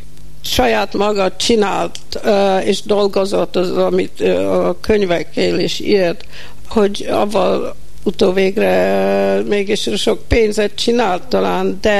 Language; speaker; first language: Hungarian; early bilingual, heritage; Hungarian